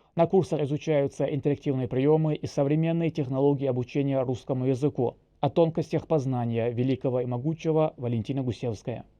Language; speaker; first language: Russian; non-native, local second language; Chechen